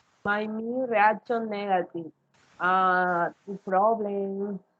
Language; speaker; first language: English; non-native, learner; Spanish